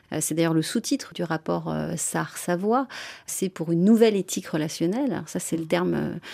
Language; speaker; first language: French; native; French